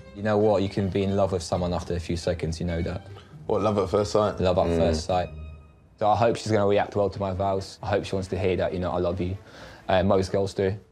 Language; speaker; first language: English; non-native, fluent; Polish